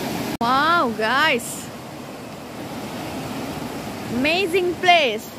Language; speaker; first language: English; non-native, learner; Indonesian